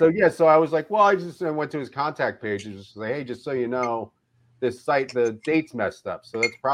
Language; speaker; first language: English; native; English